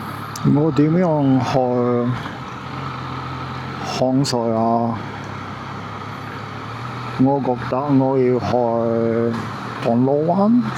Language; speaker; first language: Chinese; non-native, learner; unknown